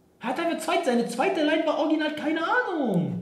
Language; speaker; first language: German; native; German